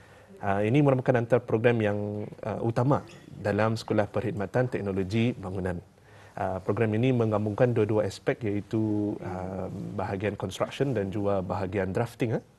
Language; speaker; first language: Malay; native; Malay